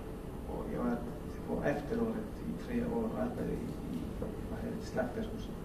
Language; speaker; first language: Swedish; non-native, learner; Icelandic